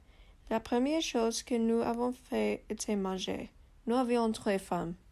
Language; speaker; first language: French; non-native, learner; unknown